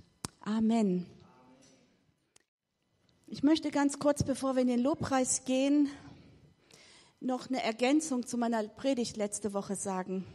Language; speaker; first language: German; native; German